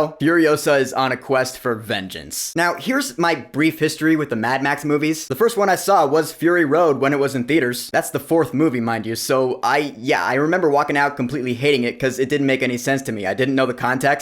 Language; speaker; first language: English; native; English